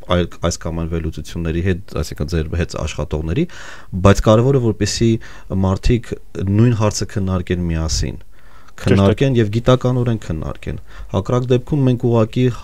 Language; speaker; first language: Armenian; native; Armenian